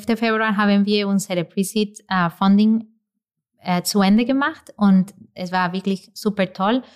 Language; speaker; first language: German; non-native, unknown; Spanish